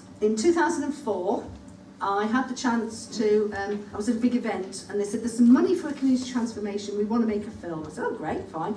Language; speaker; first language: English; native; English